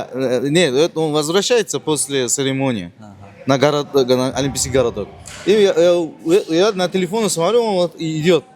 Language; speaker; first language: Russian; non-native, learner; Uzbek